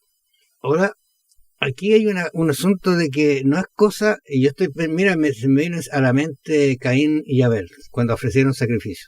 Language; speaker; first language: Spanish; native; Spanish